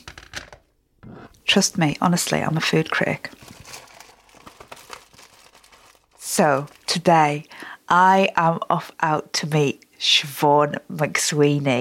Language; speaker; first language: English; native; English